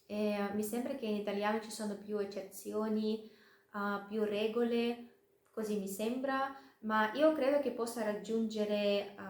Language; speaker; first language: Italian; non-native, fluent; Russian